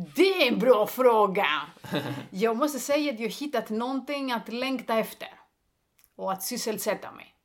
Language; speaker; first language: Swedish; non-native, fluent; Greek